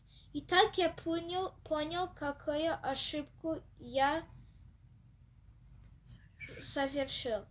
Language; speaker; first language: Russian; early bilingual, heritage; Russian